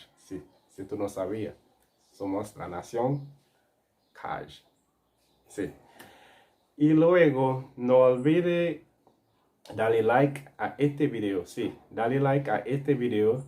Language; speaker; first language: Spanish; non-native, local second language; Haitian Creole